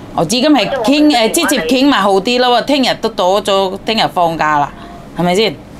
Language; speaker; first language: Cantonese; non-native, fluent; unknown